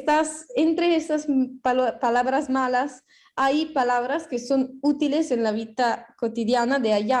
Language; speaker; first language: Spanish; non-native, fluent; Italian